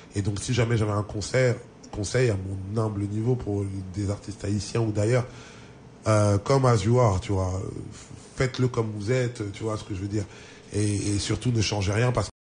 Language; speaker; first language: French; early bilingual, other home language; Lingala